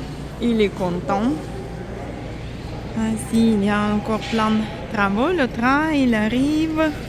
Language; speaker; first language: French; non-native, fluent; Russian